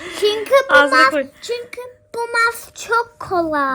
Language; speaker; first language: Turkish; early bilingual, heritage; Turkish